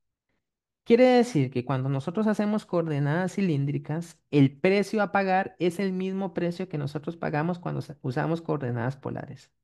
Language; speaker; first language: Spanish; native; Spanish